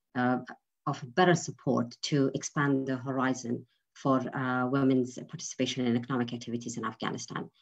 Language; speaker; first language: English; non-native, fluent; Persian